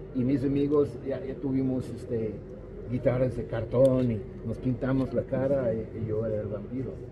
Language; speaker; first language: Spanish; non-native, fluent; English